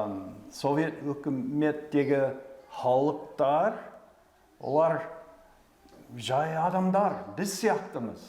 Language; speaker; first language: Kazakh; non-native, fluent; English